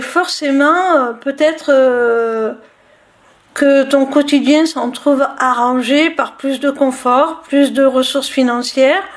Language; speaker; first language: French; native; French